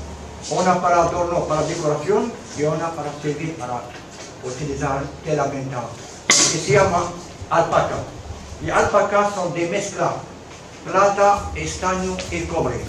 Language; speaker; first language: Spanish; non-native, learner; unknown